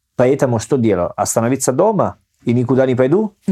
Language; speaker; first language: Russian; non-native, learner; Italian